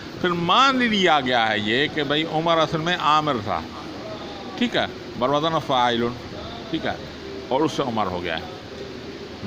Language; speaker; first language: Urdu; non-native, local second language; Sindhi